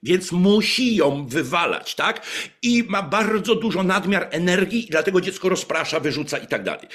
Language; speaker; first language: Polish; native; Polish